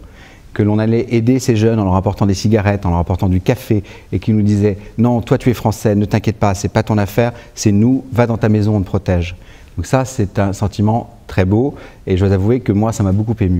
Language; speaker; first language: French; native; French